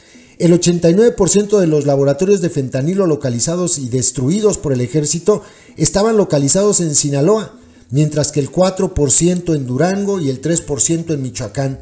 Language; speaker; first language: Spanish; native; Spanish